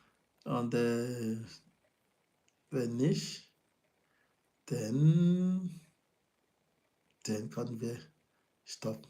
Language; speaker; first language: German; non-native, fluent; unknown